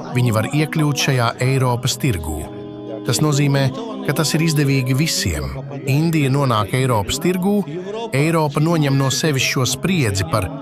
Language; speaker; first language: Latvian; non-native, local second language; Romany